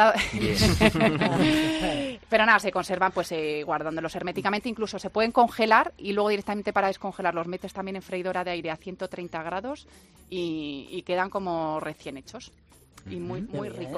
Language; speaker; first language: Spanish; native; Spanish